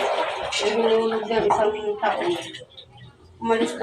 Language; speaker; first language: Filipino; native; Filipino